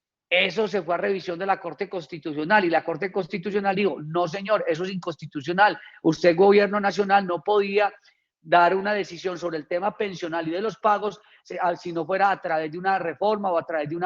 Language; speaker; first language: Spanish; native; Spanish